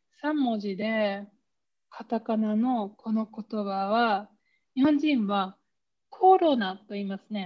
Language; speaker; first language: Japanese; non-native, learner; German